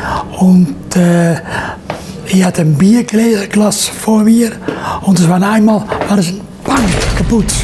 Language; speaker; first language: German; non-native, learner; Dutch